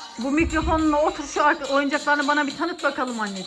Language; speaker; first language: Turkish; native; Turkish